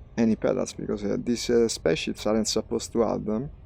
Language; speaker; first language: English; non-native, fluent; Italian